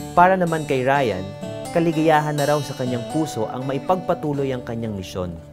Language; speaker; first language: Filipino; native; Filipino